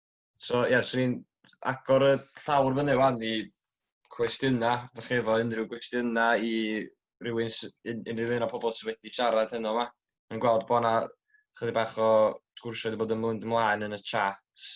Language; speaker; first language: Welsh; native; Welsh